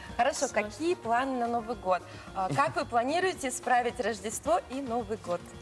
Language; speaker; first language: Russian; native; Russian